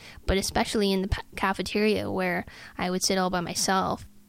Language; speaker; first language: English; native; English